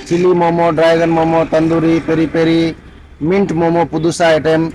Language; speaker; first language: Tamil; non-native, fluent; Nepali